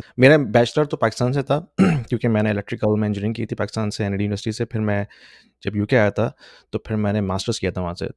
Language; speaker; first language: Urdu; native; Urdu